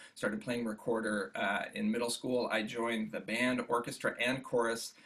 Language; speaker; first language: English; native; English